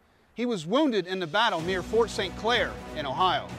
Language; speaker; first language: English; native; English